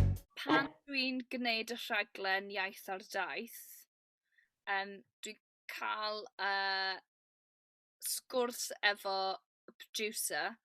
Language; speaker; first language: Welsh; non-native, learner; English